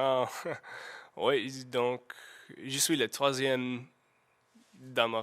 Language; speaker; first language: French; non-native, learner; English